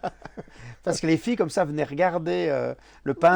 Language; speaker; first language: French; native; French